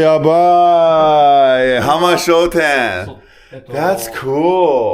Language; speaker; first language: Japanese; non-native, learner; English